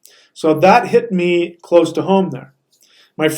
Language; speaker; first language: English; native; English